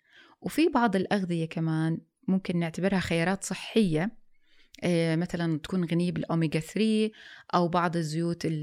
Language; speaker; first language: Arabic; native; Arabic